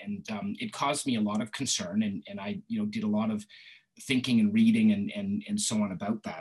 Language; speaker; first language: English; native; English